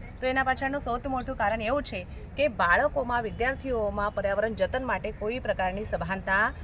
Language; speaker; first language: Gujarati; non-native, local second language; Marathi